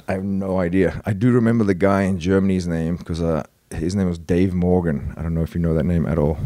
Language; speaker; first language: English; native; English